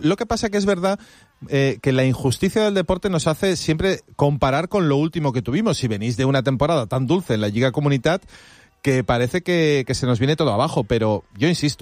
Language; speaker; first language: Spanish; native; Spanish